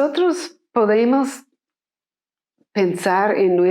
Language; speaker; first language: Spanish; non-native, fluent; English